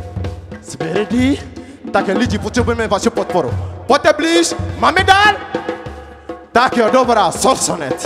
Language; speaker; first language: Czech; non-native, learner; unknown